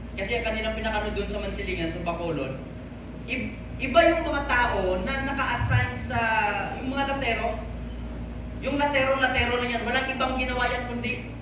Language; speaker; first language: Filipino; non-native, local second language; Hiligaynon